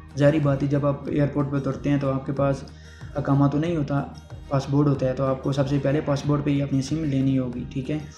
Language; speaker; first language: Urdu; non-native, local second language; Punjabi